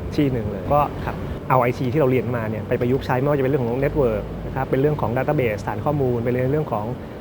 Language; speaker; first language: Thai; native; Thai